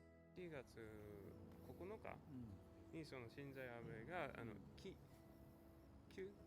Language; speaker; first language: Japanese; non-native, learner; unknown